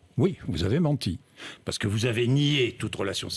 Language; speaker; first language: French; native; French